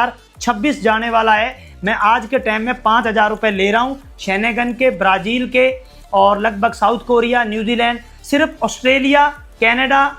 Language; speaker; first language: Hindi; native; Hindi